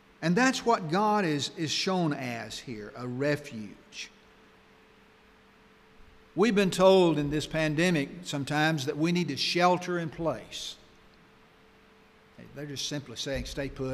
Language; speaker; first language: English; native; English